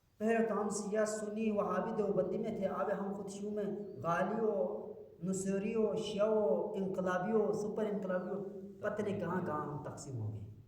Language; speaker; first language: Urdu; non-native, local second language; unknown